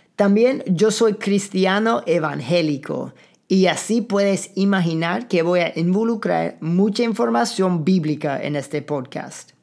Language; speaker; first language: Spanish; non-native, fluent; English